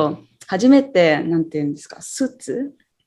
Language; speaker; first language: Japanese; non-native, fluent; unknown